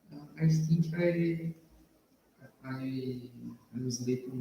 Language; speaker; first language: English; non-native, learner; Portuguese